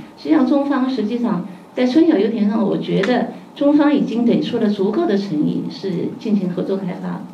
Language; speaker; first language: Chinese; native; Chinese